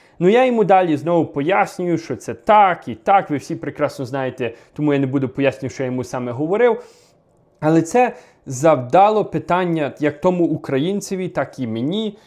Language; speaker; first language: Ukrainian; native; Ukrainian